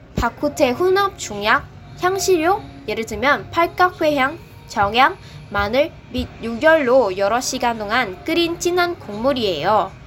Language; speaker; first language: Korean; non-native, fluent; Malay